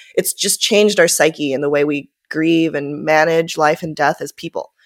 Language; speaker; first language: English; early bilingual, other home language; Japanese